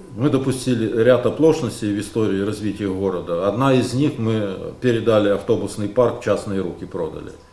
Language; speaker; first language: Russian; native; Russian